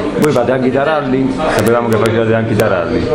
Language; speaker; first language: Italian; native; Italian